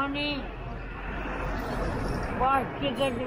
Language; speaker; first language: English; non-native, learner; Nepali